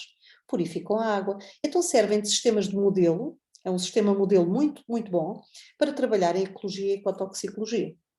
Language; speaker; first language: Portuguese; native; Portuguese